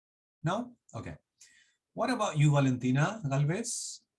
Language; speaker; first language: English; non-native, fluent; Spanish